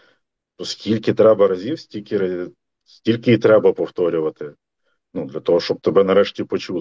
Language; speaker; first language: Ukrainian; native; Ukrainian